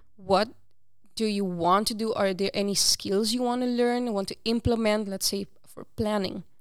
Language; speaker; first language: English; non-native, fluent; Papiamento